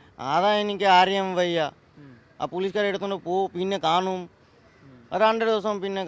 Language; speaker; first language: Malayalam; non-native, local second language; Assamese